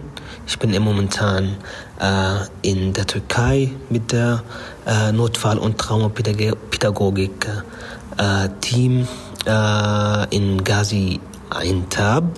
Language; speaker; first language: German; non-native, fluent; Arabic